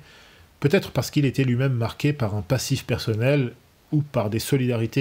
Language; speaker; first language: French; native; French